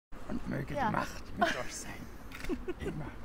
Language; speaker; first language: German; native; German